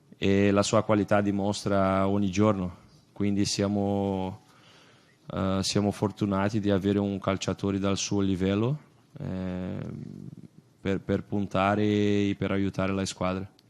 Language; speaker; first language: Italian; non-native, fluent; Portuguese